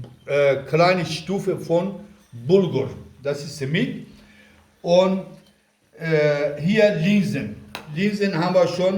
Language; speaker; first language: German; non-native, local second language; Kurdish